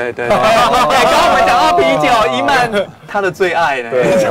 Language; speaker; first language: Chinese; native; Chinese